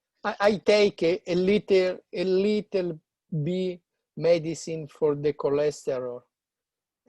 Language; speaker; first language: English; non-native, learner; Italian